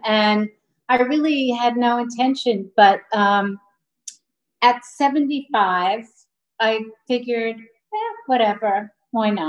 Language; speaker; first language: English; native; English